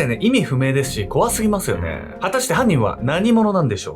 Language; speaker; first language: Japanese; native; Japanese